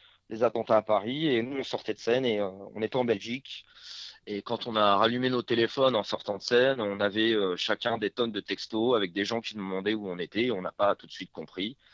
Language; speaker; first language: French; native; French